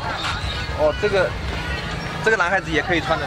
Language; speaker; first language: Chinese; native; Chinese